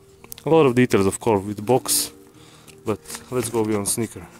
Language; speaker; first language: English; non-native, learner; Croatian